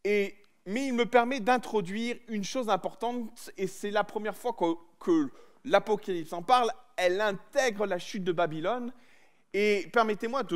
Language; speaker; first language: French; native; French